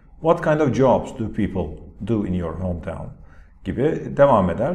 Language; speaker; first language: English; non-native, fluent; Turkish